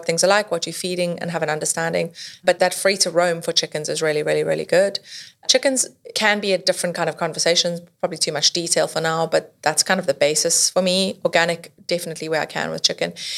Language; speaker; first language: English; native; English